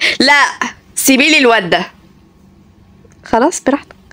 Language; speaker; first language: Arabic; native; Arabic